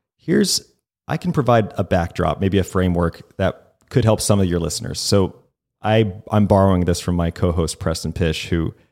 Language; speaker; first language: English; native; English